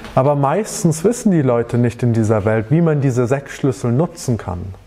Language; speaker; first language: German; native; German